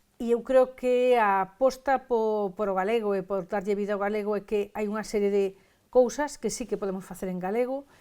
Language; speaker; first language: Galician; non-native, local second language; Spanish